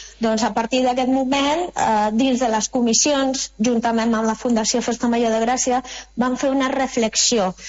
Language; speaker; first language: Catalan; non-native, fluent; Spanish